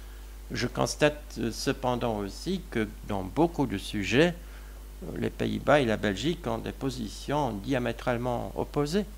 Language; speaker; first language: French; non-native, local second language; Luxembourgish